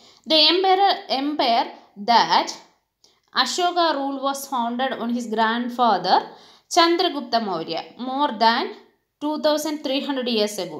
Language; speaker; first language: English; non-native, local second language; Malayalam